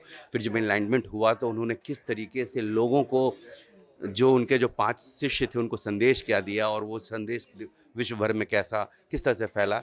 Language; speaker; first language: Hindi; native; Hindi